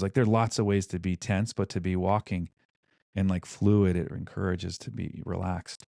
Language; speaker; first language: English; native; English